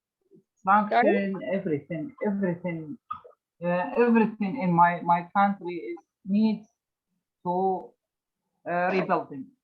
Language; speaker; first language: English; non-native, learner; Arabic